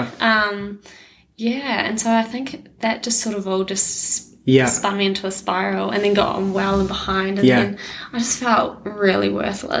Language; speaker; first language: English; native; English